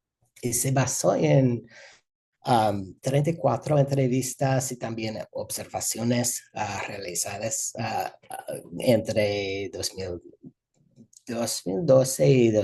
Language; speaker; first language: Spanish; non-native, fluent; English